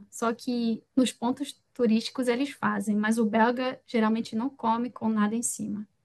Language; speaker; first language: Portuguese; non-native, fluent; French